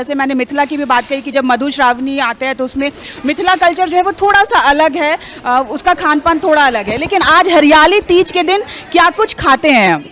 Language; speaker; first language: Hindi; native; Hindi